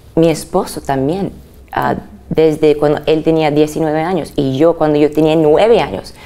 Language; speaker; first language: Spanish; early bilingual, other home language; English